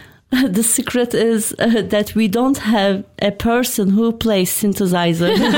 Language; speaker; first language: English; non-native, fluent; Turkish